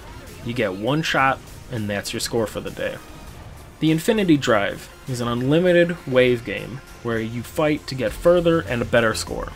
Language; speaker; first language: English; native; English